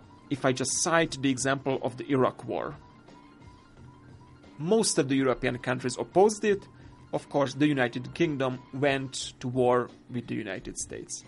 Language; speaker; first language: English; non-native, fluent; Hungarian